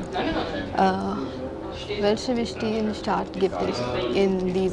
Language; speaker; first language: German; non-native, learner; English